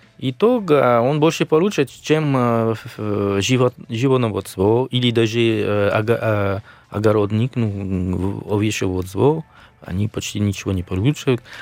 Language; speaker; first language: Russian; non-native, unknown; French